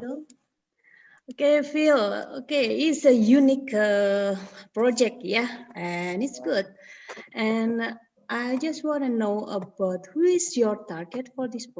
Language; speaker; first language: English; non-native, fluent; Indonesian